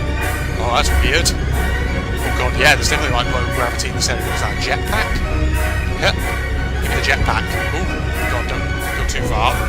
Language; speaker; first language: English; native; English